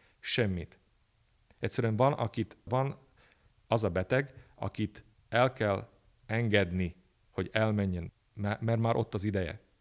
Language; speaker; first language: Hungarian; native; Hungarian